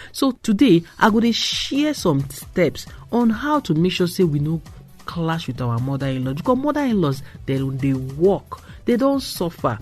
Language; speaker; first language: Nigerian Pidgin; non-native, local second language; Igbo